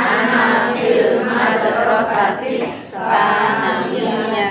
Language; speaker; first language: Arabic; non-native, learner; Indonesian